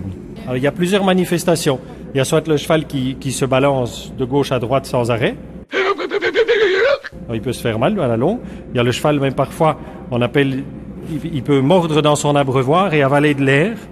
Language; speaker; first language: French; native; French